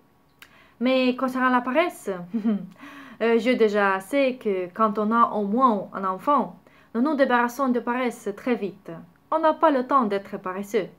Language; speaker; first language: French; non-native, learner; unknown